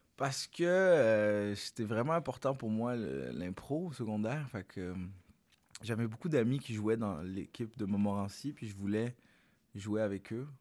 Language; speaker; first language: French; early bilingual, other home language; Arabic